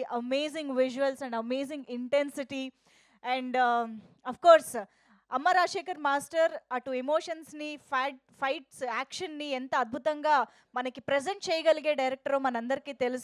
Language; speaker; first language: Telugu; native; Telugu